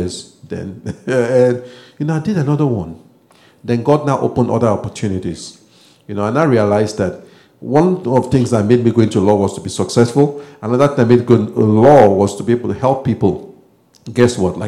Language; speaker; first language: English; non-native, local second language; Yoruba